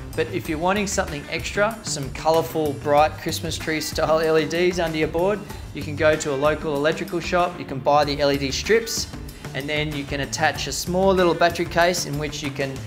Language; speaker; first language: English; native; English